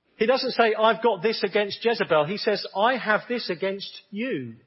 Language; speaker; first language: English; native; English